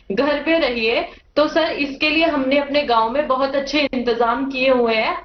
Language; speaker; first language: Hindi; native; Hindi